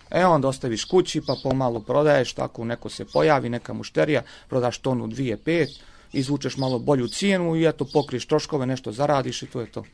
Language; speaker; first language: Serbian; native; Serbian